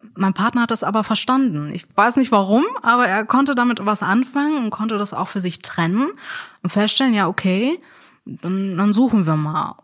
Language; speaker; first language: German; native; German